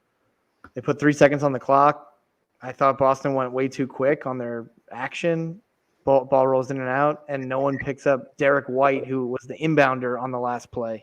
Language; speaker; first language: English; native; English